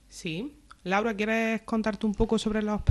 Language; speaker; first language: Spanish; native; Spanish